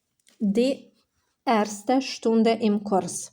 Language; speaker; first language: German; non-native, fluent; Albanian